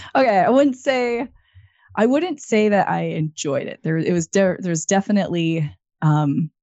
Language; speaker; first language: English; native; English